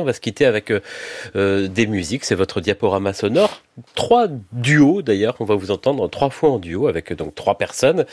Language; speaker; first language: French; native; French